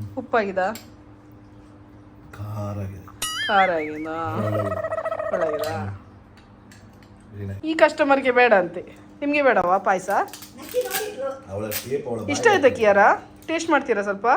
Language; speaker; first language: Kannada; non-native, local second language; Tulu